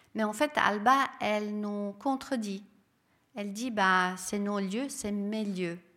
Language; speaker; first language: French; non-native, fluent; Serbian